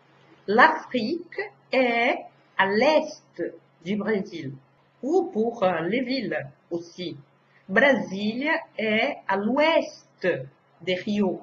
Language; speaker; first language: French; non-native, fluent; Portuguese